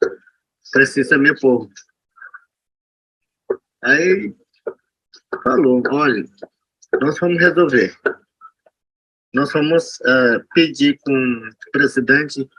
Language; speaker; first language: Portuguese; non-native, local second language; Yanomámi